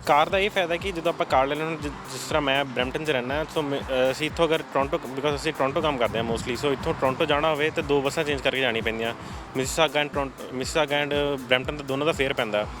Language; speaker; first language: Punjabi; native; Punjabi